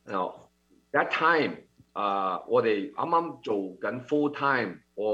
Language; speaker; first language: Cantonese; early bilingual, heritage; Cantonese